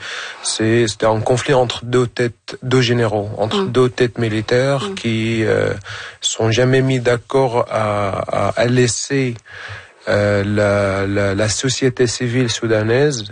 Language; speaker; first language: French; non-native, fluent; Arabic